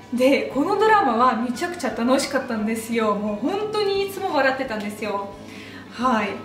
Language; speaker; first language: Japanese; non-native, fluent; Russian